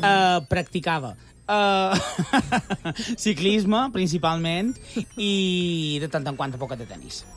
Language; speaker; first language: Catalan; native; Catalan